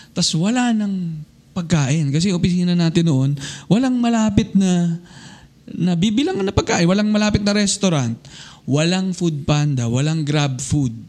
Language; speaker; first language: Filipino; native; Filipino